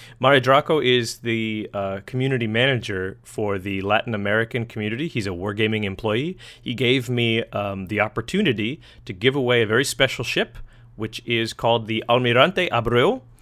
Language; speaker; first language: English; native; English